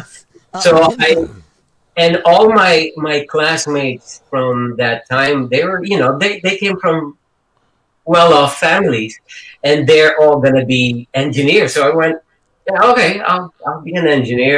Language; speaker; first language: English; non-native, local second language; Filipino